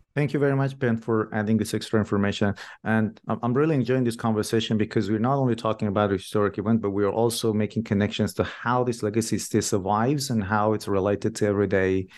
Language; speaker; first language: English; non-native, fluent; Persian